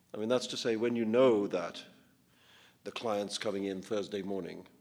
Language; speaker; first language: English; non-native, local second language; Urdu